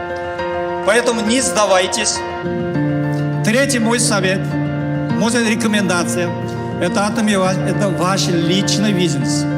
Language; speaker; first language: Russian; non-native, learner; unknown